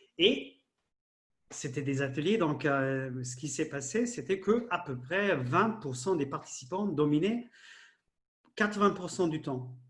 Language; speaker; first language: French; non-native, fluent; German